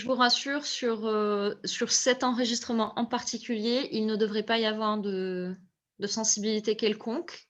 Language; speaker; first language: French; non-native, local second language; Arabic